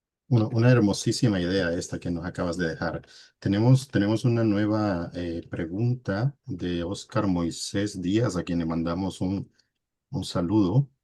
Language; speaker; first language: Spanish; native; Spanish